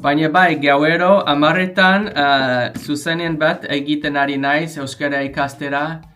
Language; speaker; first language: Basque; non-native, learner; English